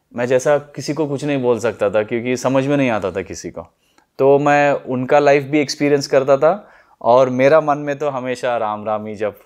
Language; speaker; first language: Hindi; non-native, local second language; Telugu